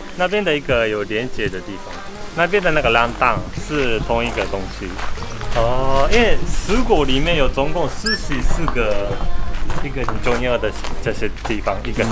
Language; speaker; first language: Chinese; non-native, fluent; Japanese